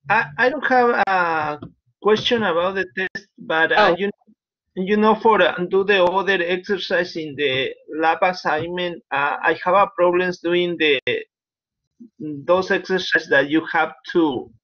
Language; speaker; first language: English; non-native, learner; Spanish